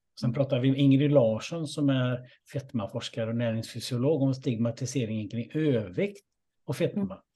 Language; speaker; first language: Swedish; native; Swedish